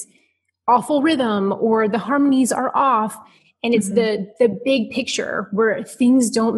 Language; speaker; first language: English; native; English